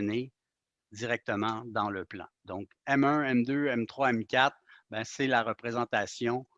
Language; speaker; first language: French; native; French